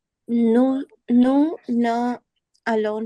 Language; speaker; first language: French; non-native, learner; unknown